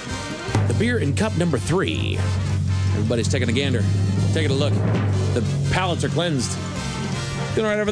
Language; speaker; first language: English; native; English